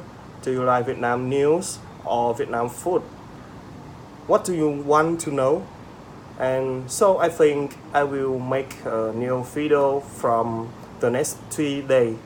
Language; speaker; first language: English; non-native, learner; Vietnamese